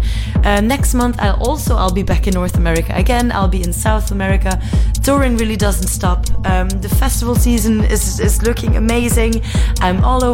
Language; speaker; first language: English; non-native, fluent; Dutch